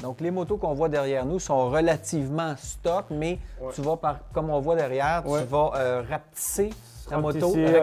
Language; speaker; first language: French; native; French